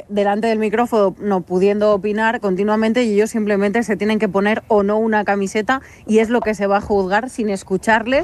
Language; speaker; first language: Spanish; native; Spanish